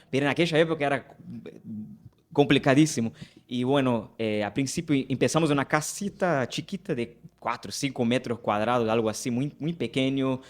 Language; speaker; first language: Spanish; non-native, fluent; Portuguese